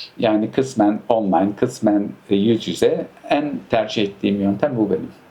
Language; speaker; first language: Turkish; early bilingual, heritage; Turkish